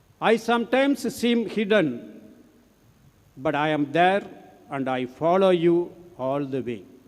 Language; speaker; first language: English; non-native, local second language; Tamil